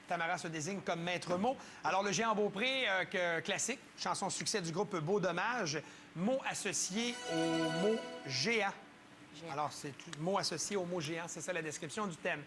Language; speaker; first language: French; native; French